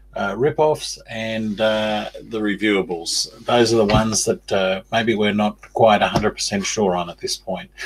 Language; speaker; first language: English; native; English